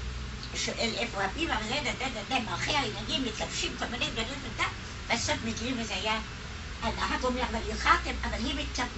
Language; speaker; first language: Hebrew; non-native, fluent; German